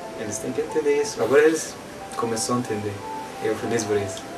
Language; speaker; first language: Portuguese; non-native, learner; Arabic